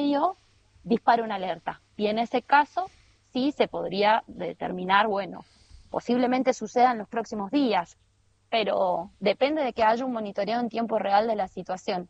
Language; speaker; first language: Spanish; native; Spanish